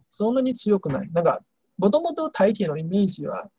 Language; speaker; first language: Japanese; non-native, fluent; Chinese